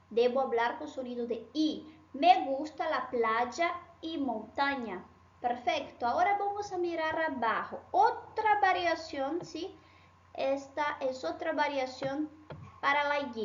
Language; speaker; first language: Spanish; non-native, fluent; Portuguese